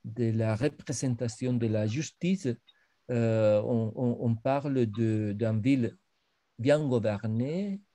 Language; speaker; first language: French; non-native, fluent; Spanish